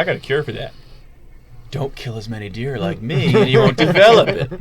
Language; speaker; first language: English; native; English